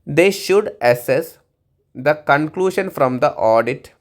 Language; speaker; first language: English; non-native, local second language; Malayalam